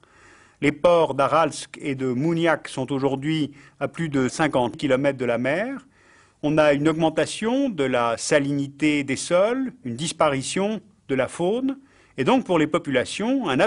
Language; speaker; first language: French; native; French